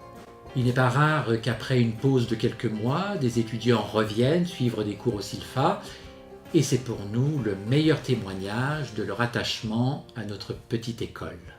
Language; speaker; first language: French; native; French